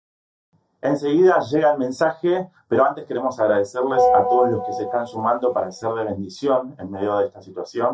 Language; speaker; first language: Spanish; native; Spanish